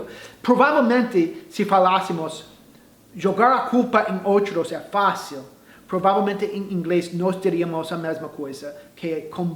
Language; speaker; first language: Portuguese; non-native, fluent; English